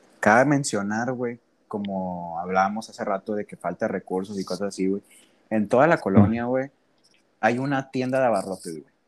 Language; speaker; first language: Spanish; native; Spanish